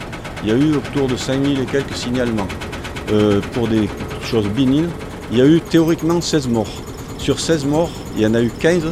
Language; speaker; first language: French; native; French